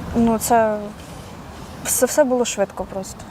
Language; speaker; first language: Ukrainian; native; Ukrainian